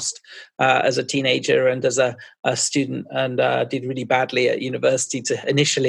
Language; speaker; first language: English; native; English